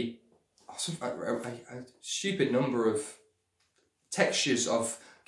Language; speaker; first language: English; native; English